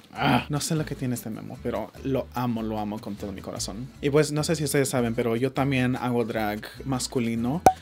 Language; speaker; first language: Spanish; early bilingual, heritage; Spanish